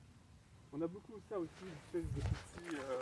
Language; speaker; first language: French; native; French